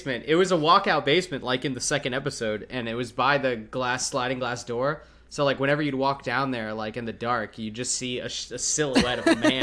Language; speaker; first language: English; native; English